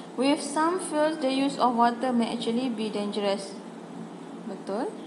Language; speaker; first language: English; non-native, local second language; Malay